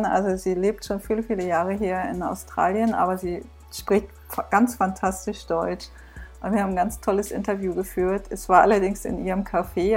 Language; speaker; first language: German; native; German